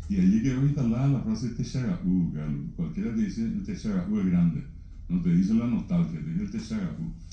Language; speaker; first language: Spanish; native; Spanish